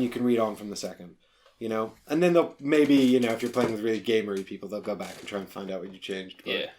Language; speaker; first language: English; native; English